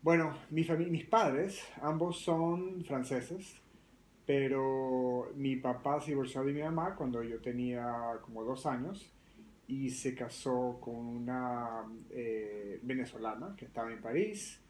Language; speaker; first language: Spanish; early bilingual, other home language; French